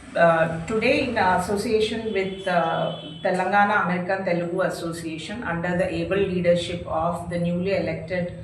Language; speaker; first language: English; non-native, local second language; Telugu